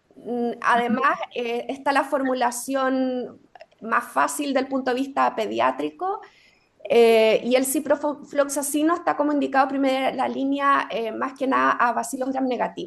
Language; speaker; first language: Spanish; native; Spanish